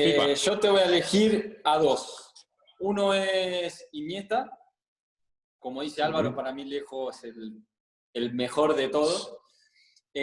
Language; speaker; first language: Spanish; native; Spanish